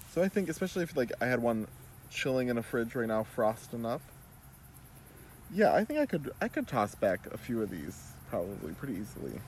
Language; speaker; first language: English; native; English